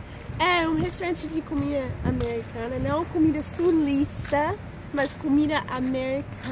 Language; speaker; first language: Portuguese; non-native, fluent; English